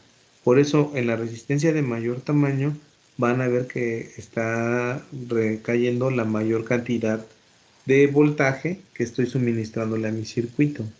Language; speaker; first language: Spanish; native; Spanish